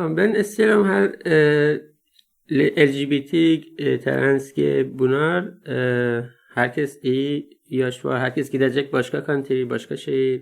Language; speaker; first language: Turkish; non-native, learner; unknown